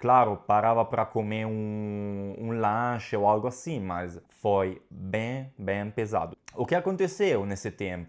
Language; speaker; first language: Portuguese; non-native, fluent; Italian